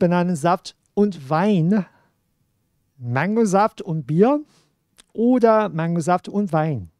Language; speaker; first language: German; non-native, fluent; Cantonese